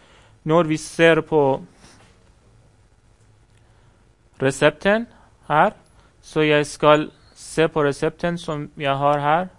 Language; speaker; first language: Norwegian; non-native, fluent; Persian